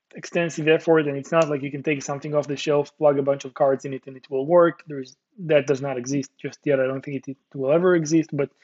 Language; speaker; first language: English; non-native, fluent; Hebrew